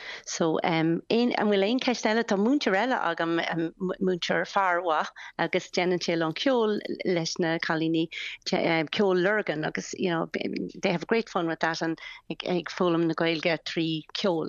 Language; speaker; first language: Irish; non-native, local second language; English